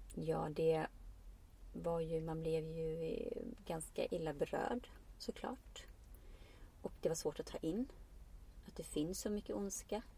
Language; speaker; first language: Swedish; non-native, fluent; Icelandic